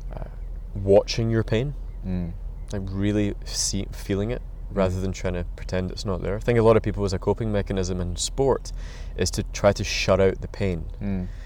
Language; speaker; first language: English; native; English